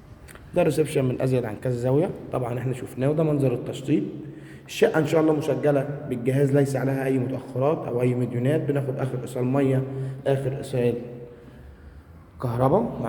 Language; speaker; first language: Arabic; native; Arabic